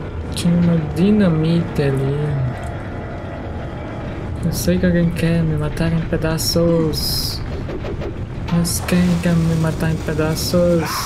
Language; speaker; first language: Portuguese; native; Portuguese